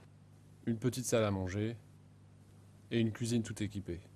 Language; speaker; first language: French; native; French